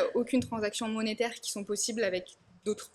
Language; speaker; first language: French; native; French